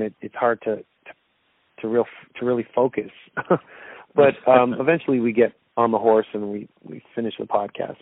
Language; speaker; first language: English; native; English